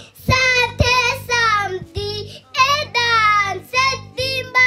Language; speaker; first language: French; non-native, learner; Kinyarwanda